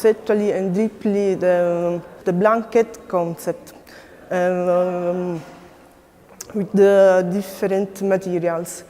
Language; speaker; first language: English; non-native, learner; Italian